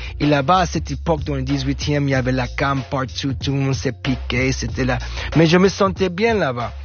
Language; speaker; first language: French; non-native, fluent; English